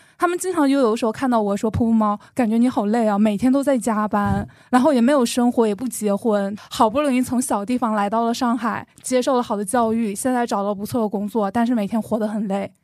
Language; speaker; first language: Chinese; native; Chinese